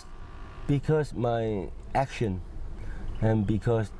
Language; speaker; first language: English; non-native, fluent; Cantonese